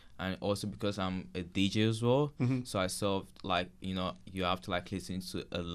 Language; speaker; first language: English; non-native, local second language; Yoruba